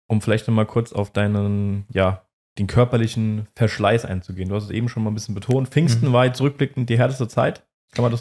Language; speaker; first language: German; native; German